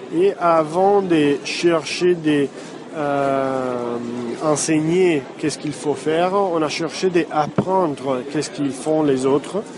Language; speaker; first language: French; non-native, fluent; Italian